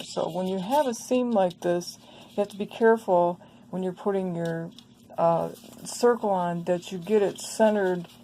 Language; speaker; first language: English; native; English